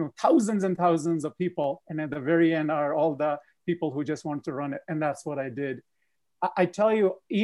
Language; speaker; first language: English; non-native, local second language; Punjabi